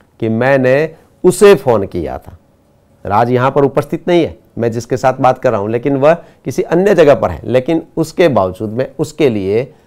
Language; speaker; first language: Hindi; non-native, local second language; Gujarati